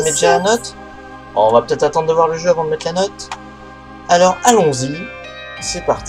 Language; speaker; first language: French; native; French